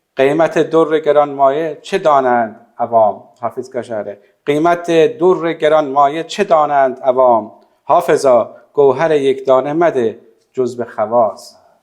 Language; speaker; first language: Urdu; non-native, fluent; Persian